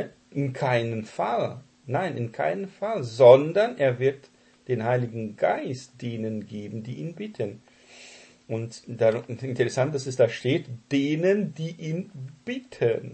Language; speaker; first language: German; non-native, fluent; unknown